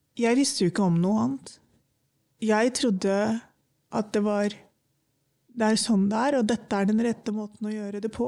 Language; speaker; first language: Norwegian; early bilingual, other home language; Urdu